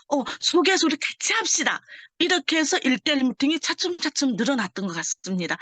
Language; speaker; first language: Korean; early bilingual, heritage; Korean